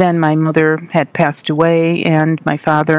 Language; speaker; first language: English; native; English